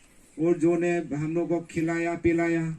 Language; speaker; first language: Hindi; non-native, local second language; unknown